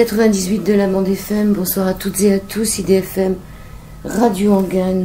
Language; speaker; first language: French; native; French